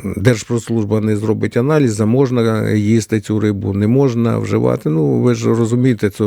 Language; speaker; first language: Ukrainian; native; Ukrainian